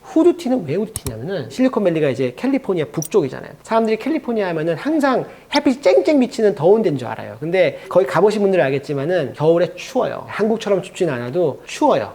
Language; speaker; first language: Korean; native; Korean